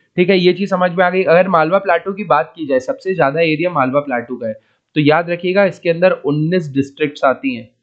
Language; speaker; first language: Hindi; native; Hindi